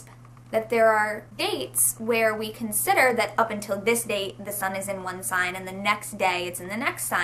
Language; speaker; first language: English; native; English